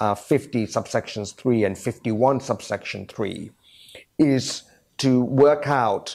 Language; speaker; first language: English; native; English